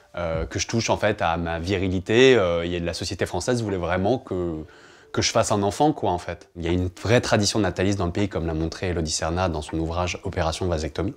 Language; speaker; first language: French; native; French